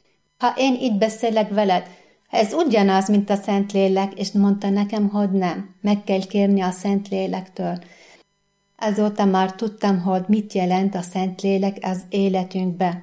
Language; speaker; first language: Hungarian; non-native, fluent; Arabic